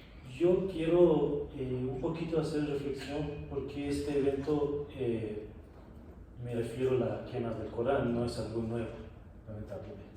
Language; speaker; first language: Spanish; non-native, fluent; Persian